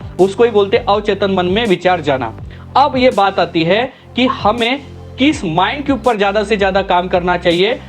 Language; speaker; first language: Hindi; non-native, local second language; Marathi